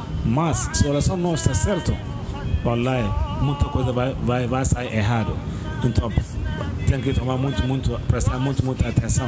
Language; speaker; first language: Portuguese; non-native, learner; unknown